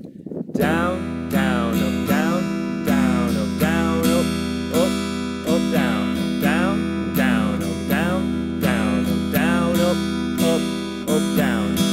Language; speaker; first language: English; native; English